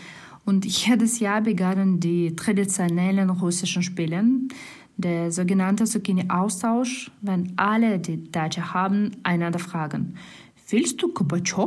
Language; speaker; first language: German; non-native, fluent; Russian